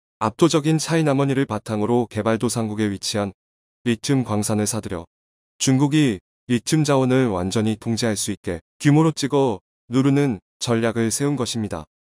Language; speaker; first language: Korean; native; Korean